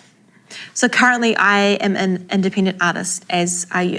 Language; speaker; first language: English; native; English